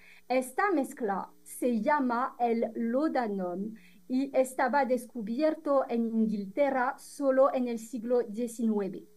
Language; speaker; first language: Spanish; non-native, fluent; French